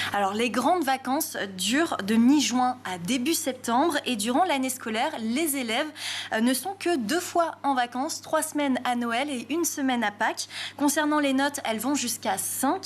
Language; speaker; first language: French; native; French